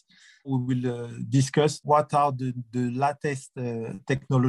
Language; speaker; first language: English; non-native, fluent; French